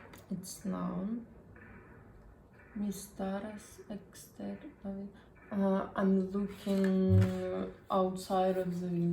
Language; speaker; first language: English; non-native, learner; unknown